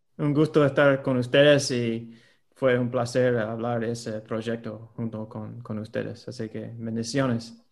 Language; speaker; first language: Spanish; non-native, fluent; English